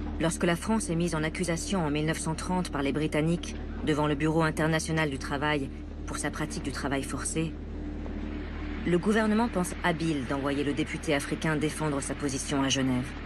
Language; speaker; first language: French; native; French